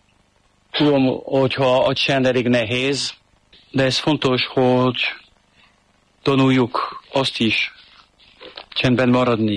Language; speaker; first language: Hungarian; non-native, fluent; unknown